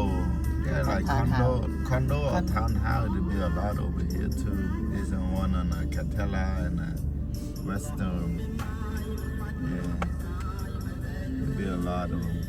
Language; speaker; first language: English; non-native, learner; Khmer